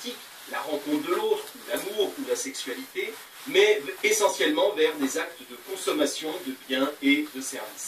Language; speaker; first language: French; native; French